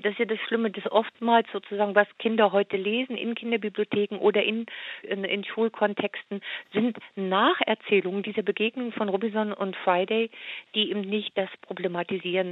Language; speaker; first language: German; native; German